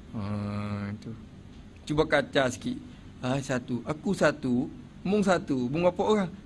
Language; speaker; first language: Malay; native; Malay